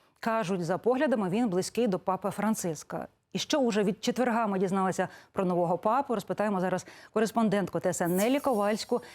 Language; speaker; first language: Ukrainian; native; Ukrainian